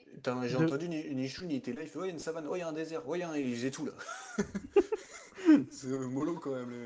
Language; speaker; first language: French; native; French